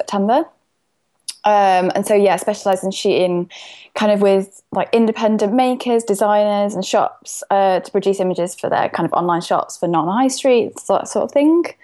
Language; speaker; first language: English; native; English